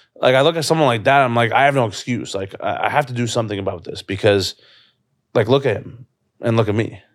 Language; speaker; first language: English; native; English